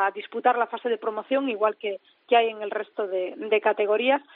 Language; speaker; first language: Spanish; native; Spanish